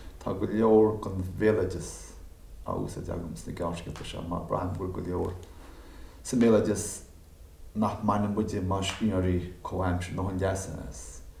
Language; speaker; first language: Irish; native; Irish